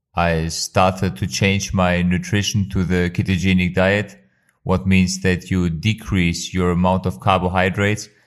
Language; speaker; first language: English; non-native, fluent; Albanian